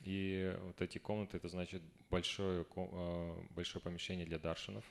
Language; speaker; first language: Russian; native; Russian